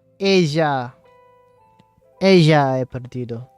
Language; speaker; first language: Spanish; non-native, learner; English